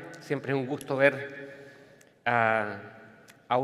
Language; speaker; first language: Spanish; native; Spanish